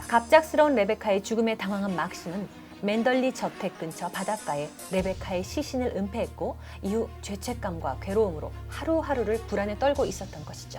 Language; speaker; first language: Korean; native; Korean